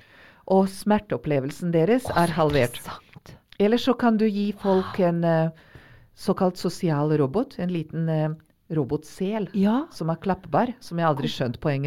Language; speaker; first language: Norwegian; non-native, fluent; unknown